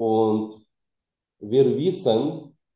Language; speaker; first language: German; non-native, fluent; Ukrainian